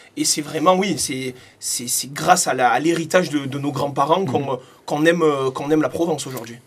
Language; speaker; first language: French; native; French